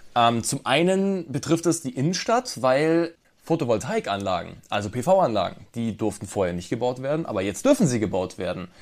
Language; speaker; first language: German; native; German